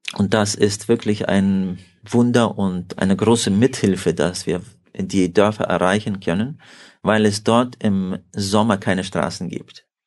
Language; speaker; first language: German; early bilingual, heritage; German